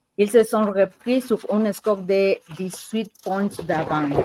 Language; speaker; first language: French; non-native, learner; Spanish